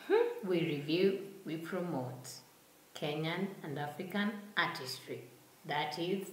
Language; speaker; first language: English; non-native, local second language; Swahili